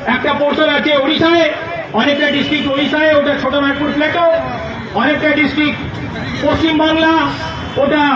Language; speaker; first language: Bangla; non-native, local second language; Hindi